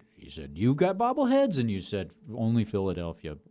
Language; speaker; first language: English; native; English